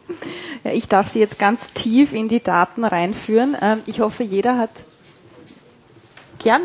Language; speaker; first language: German; native; German